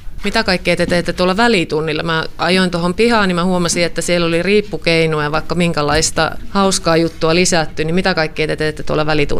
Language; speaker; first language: Finnish; native; Finnish